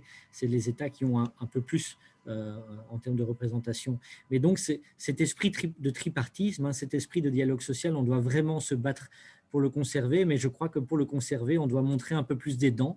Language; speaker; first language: French; native; French